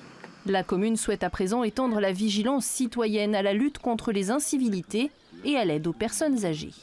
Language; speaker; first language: French; native; French